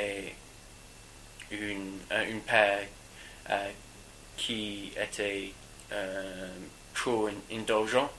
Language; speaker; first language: French; non-native, learner; English